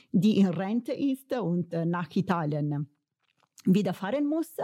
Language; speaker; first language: German; non-native, fluent; Italian